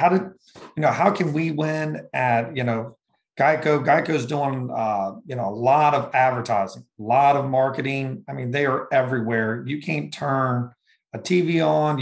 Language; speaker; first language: English; native; English